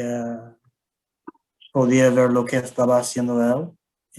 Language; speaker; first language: Spanish; non-native, learner; English